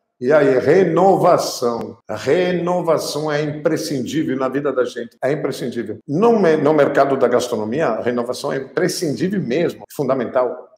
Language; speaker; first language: Portuguese; non-native, fluent; Italian